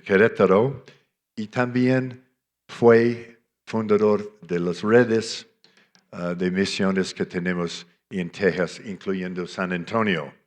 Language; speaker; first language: Spanish; non-native, fluent; English